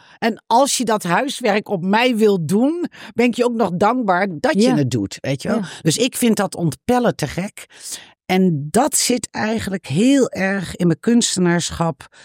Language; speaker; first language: Dutch; native; Dutch